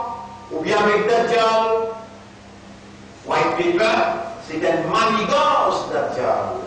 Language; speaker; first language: French; non-native, local second language; Morisyen